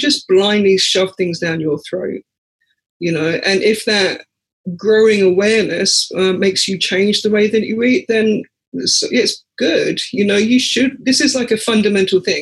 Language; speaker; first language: English; native; English